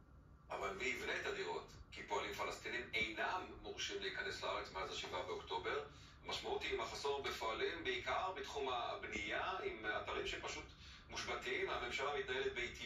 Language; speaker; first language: Hebrew; native; Hebrew